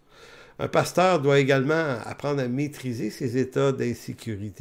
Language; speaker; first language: French; native; French